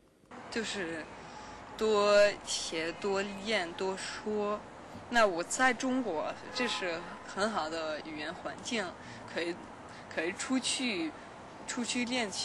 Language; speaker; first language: Chinese; non-native, learner; Danish